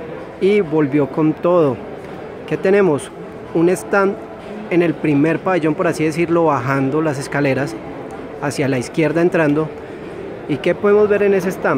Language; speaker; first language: Spanish; native; Spanish